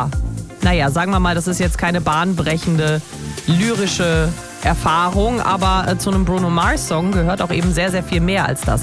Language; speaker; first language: German; native; German